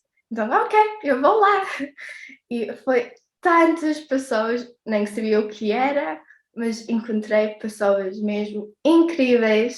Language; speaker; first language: Portuguese; early bilingual, heritage; English